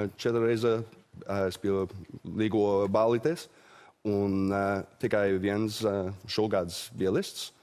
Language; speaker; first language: Latvian; non-native, learner; English